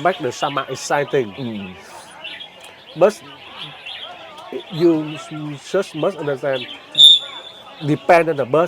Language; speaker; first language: English; non-native, learner; Vietnamese